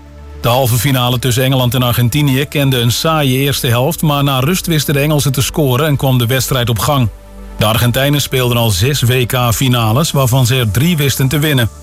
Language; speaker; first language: Dutch; native; Dutch